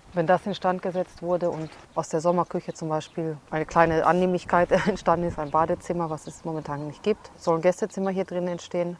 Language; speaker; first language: German; early bilingual, other home language; Hungarian